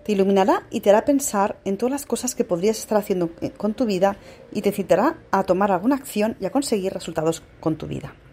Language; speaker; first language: Spanish; non-native, local second language; Catalan